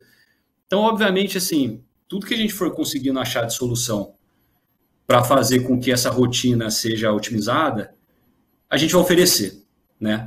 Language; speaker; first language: Portuguese; native; Portuguese